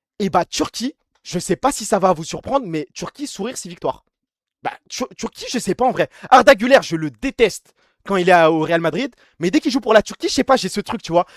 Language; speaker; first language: French; early bilingual, other home language; Arabic